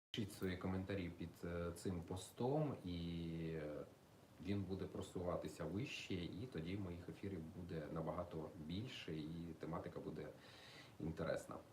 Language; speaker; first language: Ukrainian; non-native, local second language; Russian